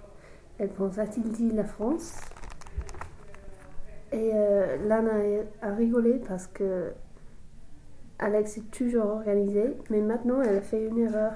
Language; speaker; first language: French; non-native, learner; English